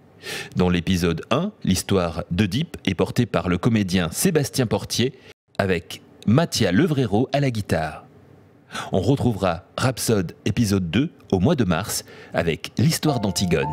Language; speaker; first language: French; native; French